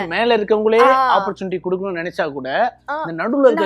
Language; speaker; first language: Tamil; native; Tamil